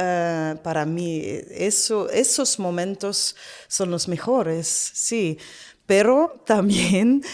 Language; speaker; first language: Spanish; non-native, learner; Dutch